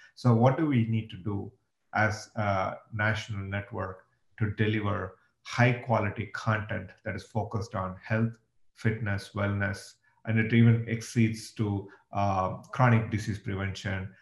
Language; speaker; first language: English; non-native, local second language; Tamil